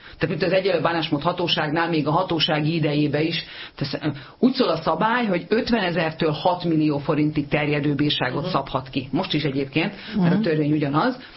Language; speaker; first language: Hungarian; native; Hungarian